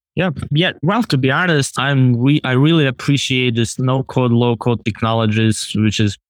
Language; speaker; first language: English; non-native, fluent; Russian